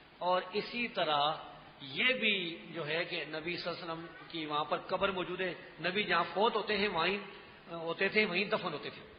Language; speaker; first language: Urdu; non-native, local second language; Pashto